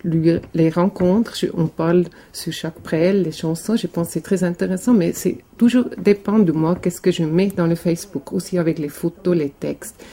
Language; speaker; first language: French; non-native, local second language; German